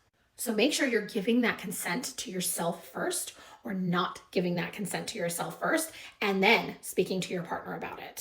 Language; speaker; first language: English; native; English